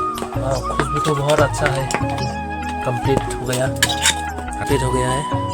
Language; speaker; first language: Hindi; non-native, local second language; Kok Borok